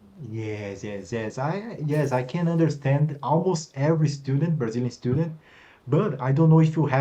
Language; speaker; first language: English; non-native, fluent; Portuguese